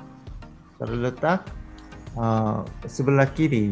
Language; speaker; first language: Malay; non-native, learner; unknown